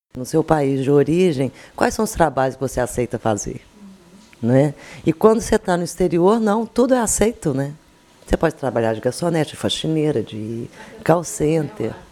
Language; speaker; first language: Portuguese; native; Portuguese